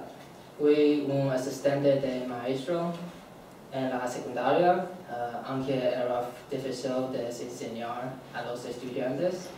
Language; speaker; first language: Spanish; non-native, learner; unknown